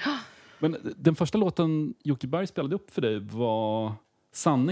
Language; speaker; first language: Swedish; native; Swedish